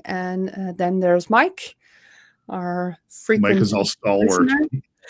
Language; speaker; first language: English; non-native, fluent; Dutch